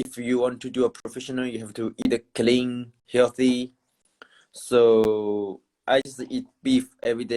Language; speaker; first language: English; non-native, learner; Chinese